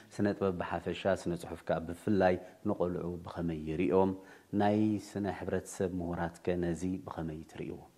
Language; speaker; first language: Tigrinya; native; Tigrinya